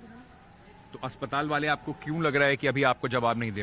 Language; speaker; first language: Hindi; native; Hindi